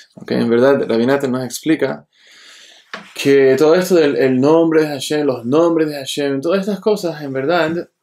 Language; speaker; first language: Spanish; early bilingual, heritage; Spanish